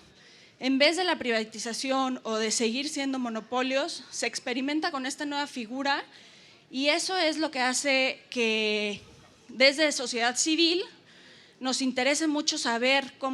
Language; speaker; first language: Spanish; native; Spanish